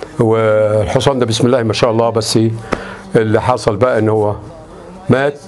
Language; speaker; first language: Arabic; native; Arabic